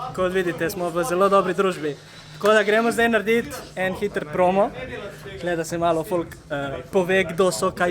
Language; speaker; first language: Slovenian; native; Slovenian